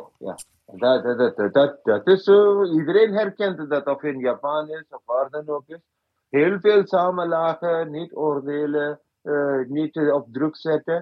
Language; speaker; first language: Dutch; non-native, fluent; Malayalam